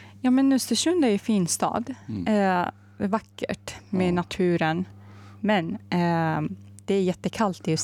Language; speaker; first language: Swedish; non-native, fluent; Arabic